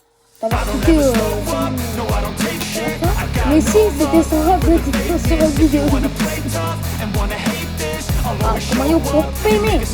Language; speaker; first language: French; native; French